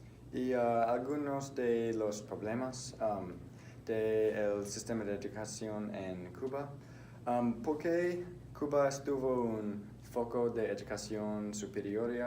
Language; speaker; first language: Spanish; non-native, learner; English